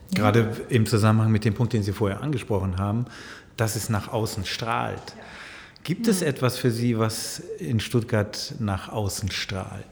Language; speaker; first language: German; native; German